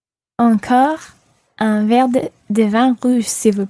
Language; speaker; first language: French; non-native, learner; English